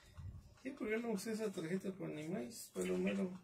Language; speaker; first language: Spanish; native; Spanish